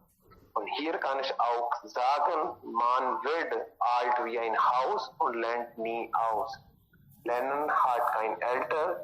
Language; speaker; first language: German; non-native, learner; Hindi